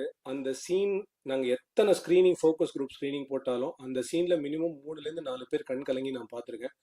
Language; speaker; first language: Tamil; native; Tamil